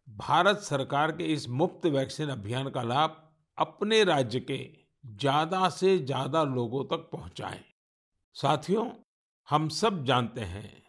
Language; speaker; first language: Hindi; non-native, local second language; Gujarati